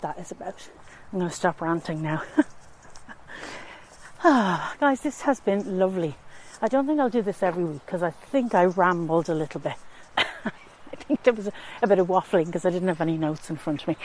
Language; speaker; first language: English; native; English